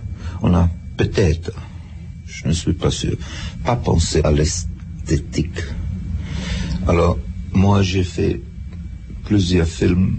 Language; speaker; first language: French; non-native, fluent; German